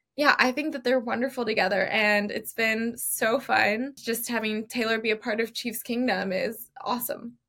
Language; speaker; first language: English; native; English